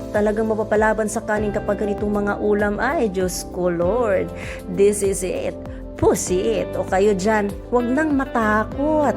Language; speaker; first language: Filipino; non-native, local second language; Cebuano